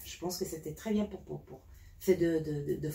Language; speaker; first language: French; non-native, learner; Spanish